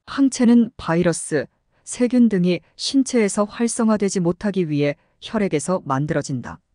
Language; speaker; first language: Korean; native; Korean